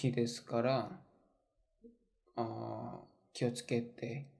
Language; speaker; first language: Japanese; non-native, learner; Korean